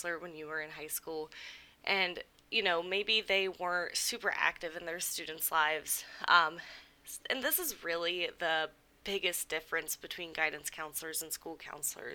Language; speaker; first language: English; native; English